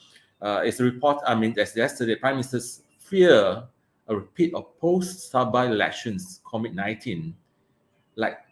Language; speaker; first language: English; non-native, local second language; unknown